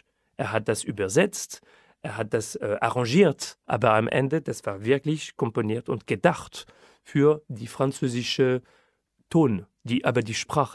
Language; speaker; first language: German; non-native, fluent; French